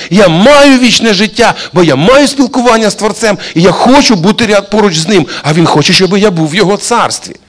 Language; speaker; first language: Ukrainian; non-native, local second language; Russian